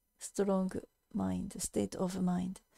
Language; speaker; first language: English; non-native, fluent; Japanese